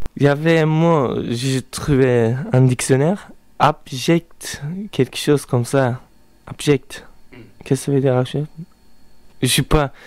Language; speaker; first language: French; non-native, fluent; Turkish